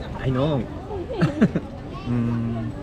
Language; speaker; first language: English; non-native, learner; Korean